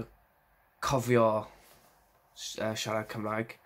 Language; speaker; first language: Welsh; non-native, learner; English